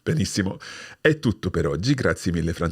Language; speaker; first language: Italian; non-native, learner; English